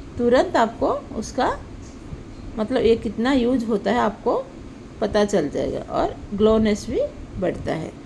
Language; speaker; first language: Hindi; non-native, local second language; Telugu